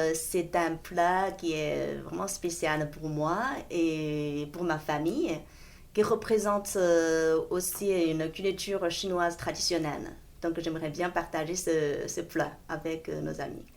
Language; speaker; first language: French; non-native, fluent; Chinese